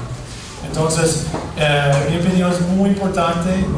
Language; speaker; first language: Spanish; non-native, fluent; English